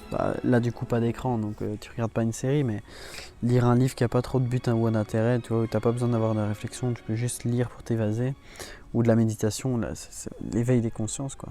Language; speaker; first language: French; native; French